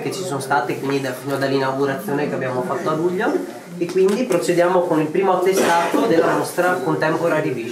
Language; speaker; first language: Italian; native; Italian